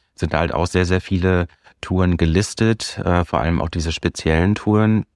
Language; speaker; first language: German; native; German